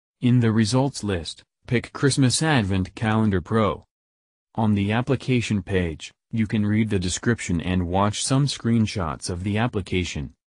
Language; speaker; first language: English; non-native, fluent; French